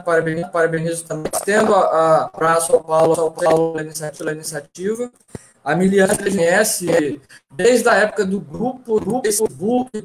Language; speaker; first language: Portuguese; native; Portuguese